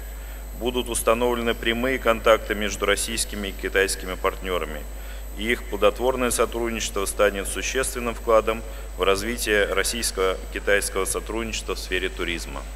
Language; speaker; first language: Russian; native; Russian